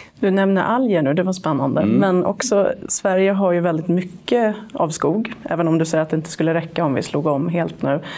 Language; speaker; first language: Swedish; native; Swedish